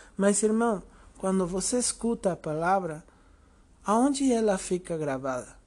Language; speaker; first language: Portuguese; non-native, fluent; Spanish